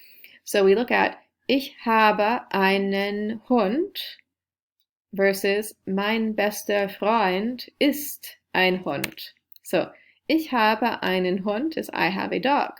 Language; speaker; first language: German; non-native, fluent; English